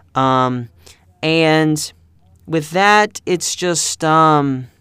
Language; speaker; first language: English; early bilingual, other home language; Spanish